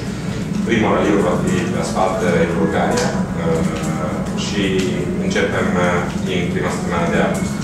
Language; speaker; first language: Romanian; non-native, fluent; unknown